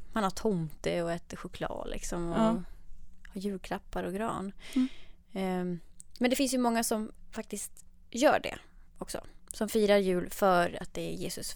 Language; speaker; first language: Swedish; native; Swedish